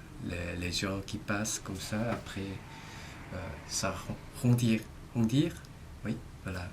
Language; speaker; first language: French; non-native, learner; Korean